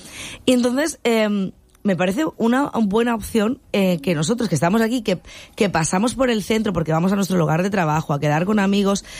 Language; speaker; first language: Spanish; native; Spanish